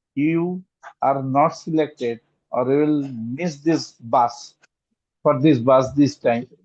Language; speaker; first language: English; non-native, local second language; Bangla